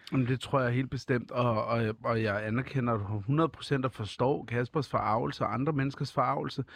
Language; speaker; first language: Danish; early bilingual, other home language; Arabic